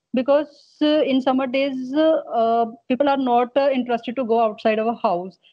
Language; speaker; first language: English; non-native, local second language; Punjabi